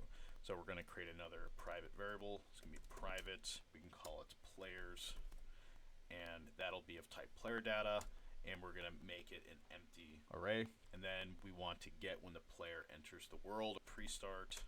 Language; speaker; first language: English; native; English